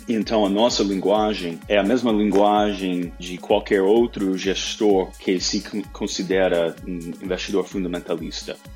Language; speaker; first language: Portuguese; non-native, fluent; English